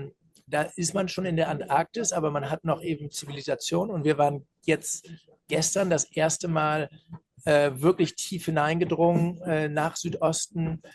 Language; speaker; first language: German; native; German